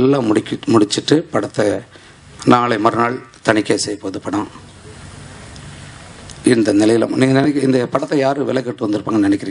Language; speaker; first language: Tamil; native; Tamil